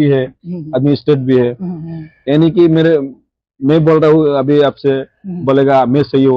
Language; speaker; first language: Hindi; non-native, local second language; Bangla